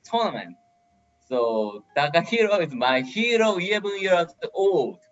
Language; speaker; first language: English; non-native, learner; Japanese